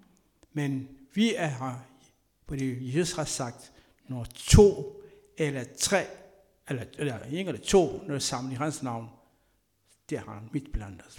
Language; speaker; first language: Danish; non-native, fluent; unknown